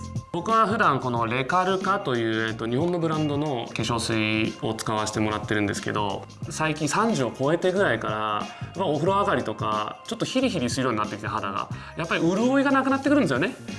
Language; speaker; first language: Japanese; native; Japanese